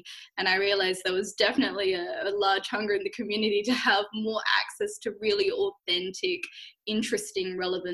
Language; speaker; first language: English; native; English